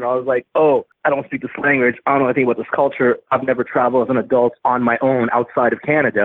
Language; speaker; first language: English; native; English